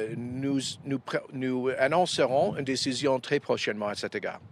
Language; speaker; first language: French; non-native, fluent; English